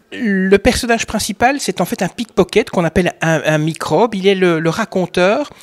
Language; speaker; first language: French; native; French